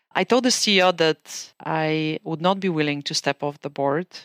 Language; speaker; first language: English; non-native, fluent; Bulgarian